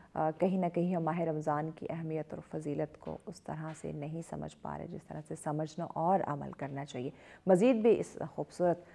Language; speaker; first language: Urdu; native; Urdu